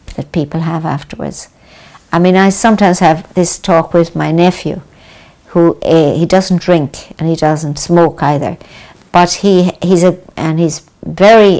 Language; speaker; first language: English; native; English